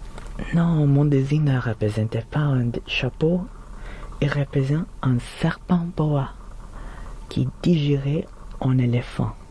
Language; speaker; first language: French; non-native, learner; Filipino